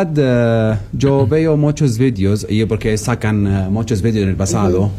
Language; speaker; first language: Spanish; non-native, learner; Arabic